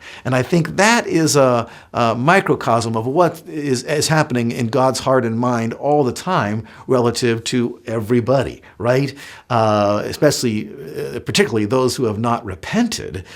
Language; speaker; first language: English; native; English